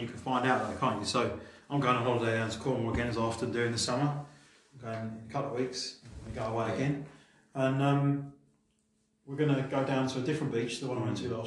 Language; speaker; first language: English; native; English